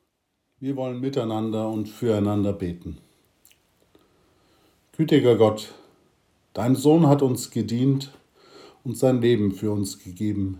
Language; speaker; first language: German; native; German